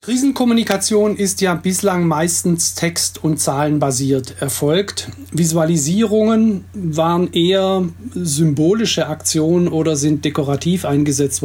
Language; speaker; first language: German; native; German